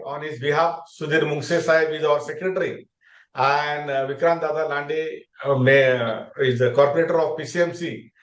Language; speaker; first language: English; non-native, local second language; Marathi